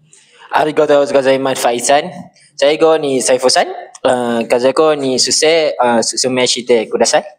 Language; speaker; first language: Japanese; non-native, learner; Malay